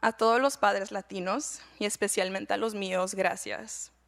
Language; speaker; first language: Spanish; early bilingual, heritage; Spanish